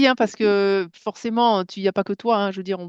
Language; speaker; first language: French; native; French